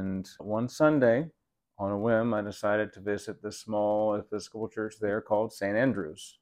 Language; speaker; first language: English; native; English